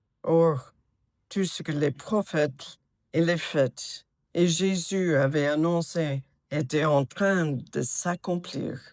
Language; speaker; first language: French; non-native, fluent; English